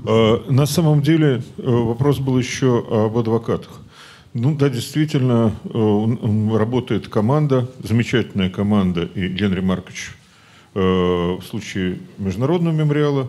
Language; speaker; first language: Russian; native; Russian